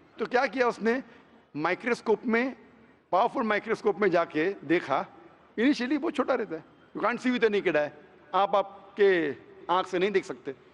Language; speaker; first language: Hindi; non-native, local second language; Konkani